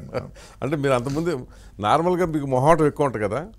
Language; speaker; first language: Telugu; native; Telugu